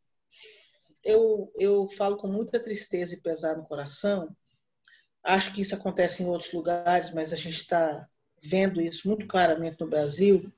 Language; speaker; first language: Portuguese; native; Portuguese